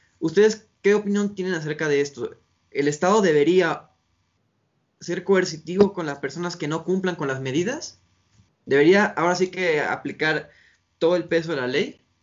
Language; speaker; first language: Spanish; native; Spanish